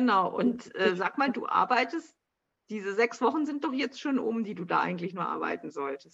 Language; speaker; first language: German; native; German